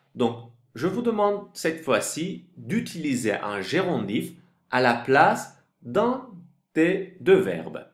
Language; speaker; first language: French; non-native, fluent; Turkish